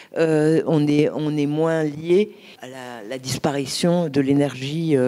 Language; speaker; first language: French; native; French